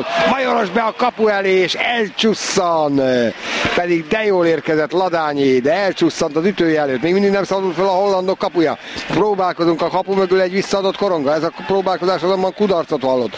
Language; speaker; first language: Hungarian; native; Hungarian